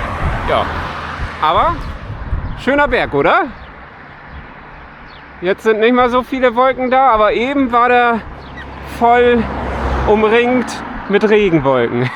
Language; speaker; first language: German; native; German